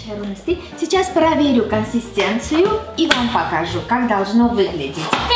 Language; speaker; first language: Russian; non-native, fluent; Armenian